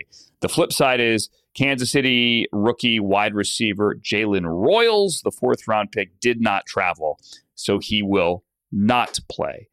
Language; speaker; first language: English; native; English